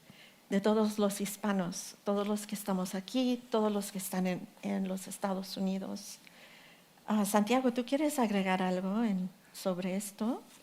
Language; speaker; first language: Spanish; early bilingual, heritage; Spanish